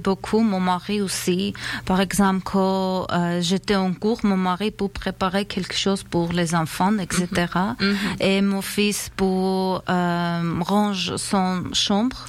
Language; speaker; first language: French; non-native, learner; Armenian